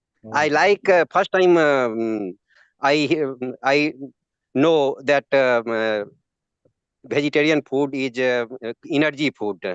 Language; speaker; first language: English; non-native, learner; Hindi